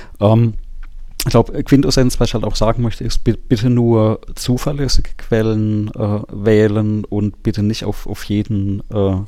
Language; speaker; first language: German; native; German